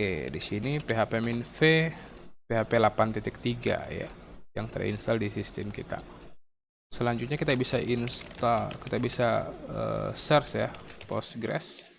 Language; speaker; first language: Indonesian; native; Indonesian